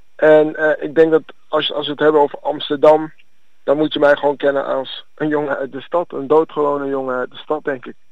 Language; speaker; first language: Dutch; early bilingual, other home language; Akan